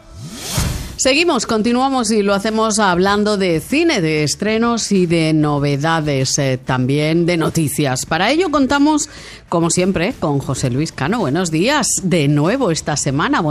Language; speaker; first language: Spanish; native; Spanish